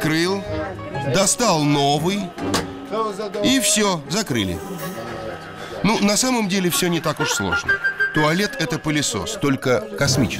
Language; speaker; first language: Russian; native; Russian